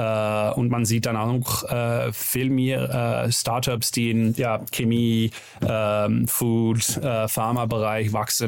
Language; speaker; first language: German; non-native, learner; Dutch